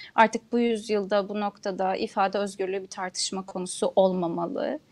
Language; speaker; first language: Turkish; non-native, local second language; Kurdish